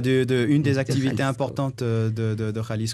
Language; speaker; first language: French; native; French